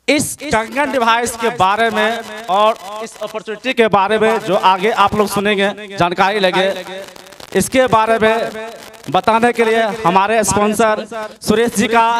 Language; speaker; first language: Hindi; native; Hindi